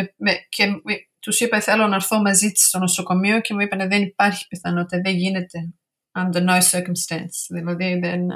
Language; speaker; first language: Greek; early bilingual, heritage; Greek